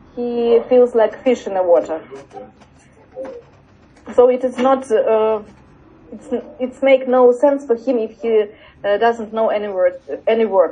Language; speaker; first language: English; non-native, learner; Russian